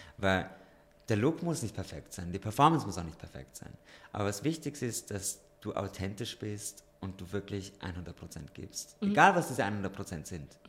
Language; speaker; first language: German; early bilingual, other home language; Romanian